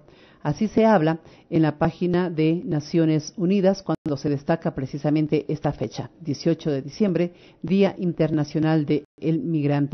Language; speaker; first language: Spanish; native; Spanish